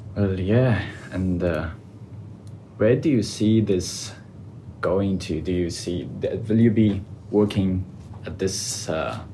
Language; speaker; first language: English; non-native, fluent; Persian